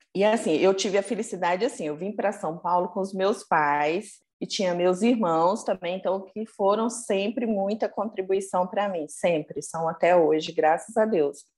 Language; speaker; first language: Portuguese; native; Portuguese